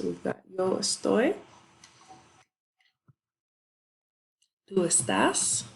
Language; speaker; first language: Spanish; non-native, fluent; English